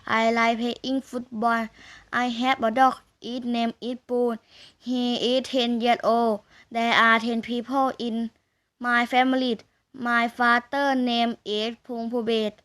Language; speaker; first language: English; non-native, learner; Thai